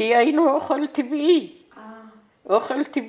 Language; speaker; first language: Hebrew; non-native, fluent; Persian